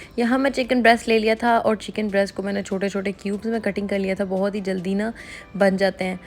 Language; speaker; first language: Urdu; native; Urdu